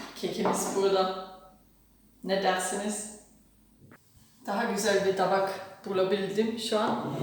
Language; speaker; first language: Turkish; non-native, learner; German